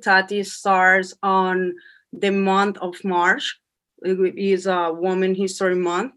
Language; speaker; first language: English; non-native, fluent; Spanish